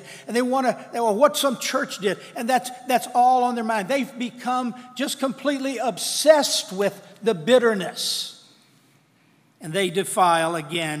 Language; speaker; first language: English; native; English